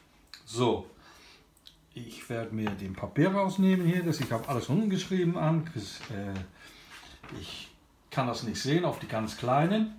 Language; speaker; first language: German; non-native, learner; English